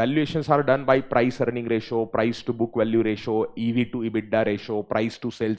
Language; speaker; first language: English; non-native, local second language; Hindi